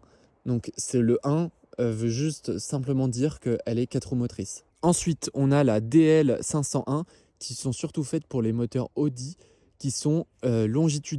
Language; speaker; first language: French; native; French